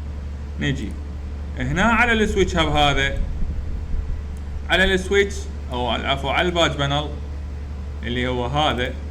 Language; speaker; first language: Arabic; native; Arabic